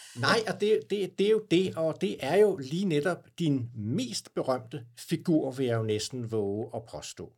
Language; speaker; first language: Danish; native; Danish